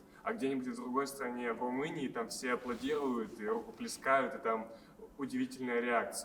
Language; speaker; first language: Russian; native; Russian